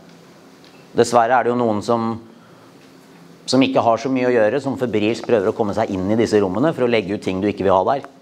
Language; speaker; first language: Norwegian; native; Norwegian